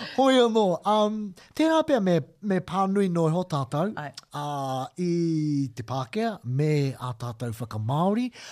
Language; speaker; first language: Māori; non-native, local second language; English